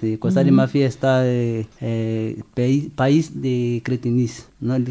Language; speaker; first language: Spanish; non-native, learner; French